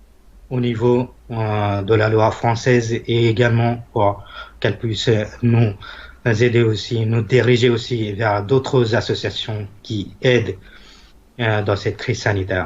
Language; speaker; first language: French; non-native, fluent; Bangla